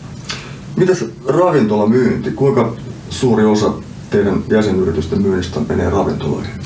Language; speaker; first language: Finnish; native; Finnish